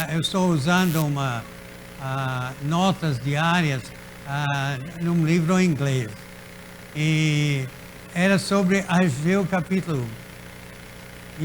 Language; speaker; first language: Portuguese; native; Portuguese